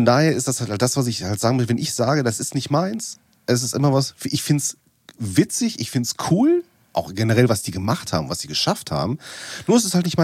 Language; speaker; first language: German; native; German